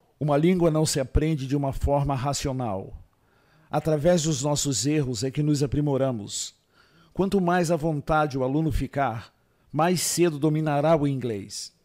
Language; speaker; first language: Portuguese; native; Portuguese